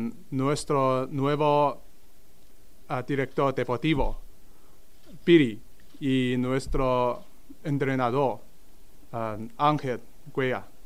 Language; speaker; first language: Spanish; non-native, learner; Chinese